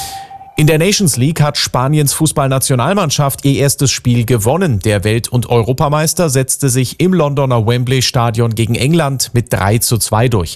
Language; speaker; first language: German; native; German